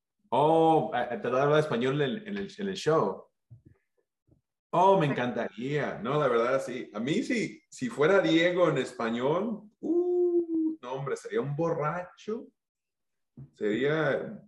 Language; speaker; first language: Spanish; early bilingual, other home language; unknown